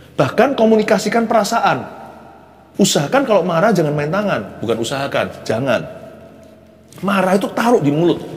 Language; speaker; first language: Indonesian; native; Indonesian